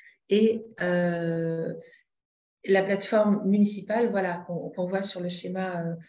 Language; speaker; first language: French; native; French